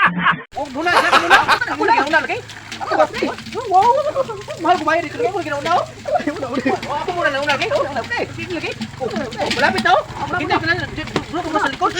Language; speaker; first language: Filipino; non-native, local second language; Cebuano